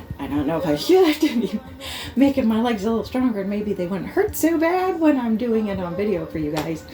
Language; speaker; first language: English; native; English